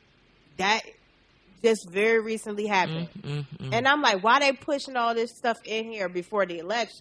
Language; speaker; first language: English; native; English